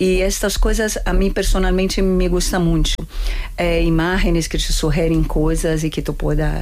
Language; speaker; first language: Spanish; non-native, fluent; Portuguese